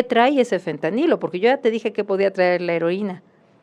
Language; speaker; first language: Spanish; native; Spanish